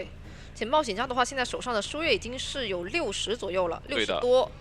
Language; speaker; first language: Chinese; native; Chinese